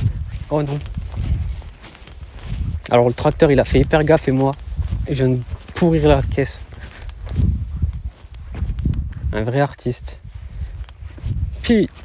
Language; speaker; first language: French; native; French